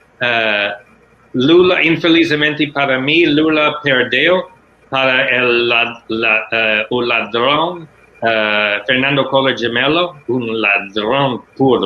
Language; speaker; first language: Spanish; non-native, learner; English